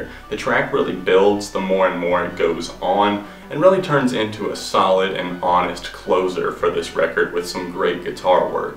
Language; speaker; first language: English; native; English